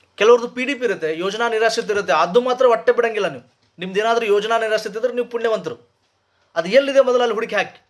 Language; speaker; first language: Kannada; native; Kannada